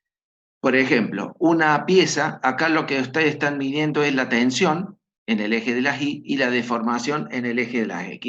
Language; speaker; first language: Spanish; native; Spanish